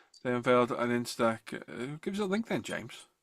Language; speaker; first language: English; native; English